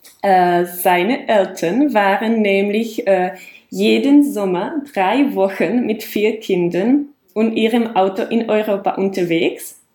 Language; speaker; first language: German; non-native, fluent; Czech